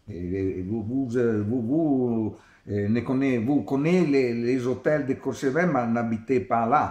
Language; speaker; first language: French; non-native, learner; Italian